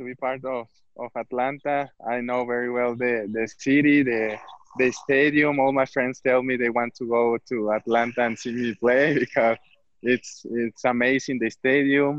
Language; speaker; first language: English; non-native, fluent; Spanish